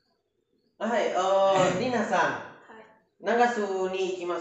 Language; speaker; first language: Japanese; non-native, learner; Indonesian